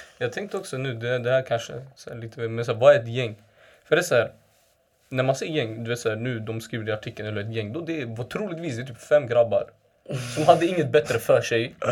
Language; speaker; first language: Swedish; early bilingual, other home language; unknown